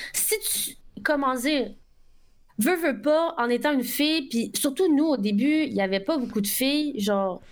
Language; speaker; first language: French; native; French